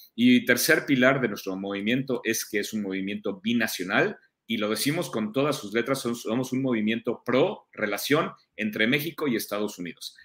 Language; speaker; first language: Spanish; early bilingual, heritage; German